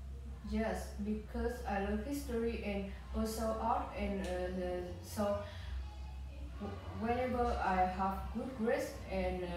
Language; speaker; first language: English; non-native, learner; Vietnamese